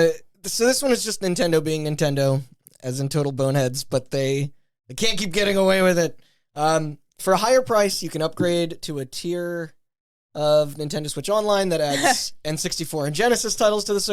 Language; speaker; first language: English; native; English